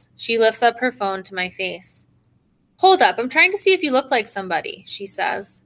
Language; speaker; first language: English; native; English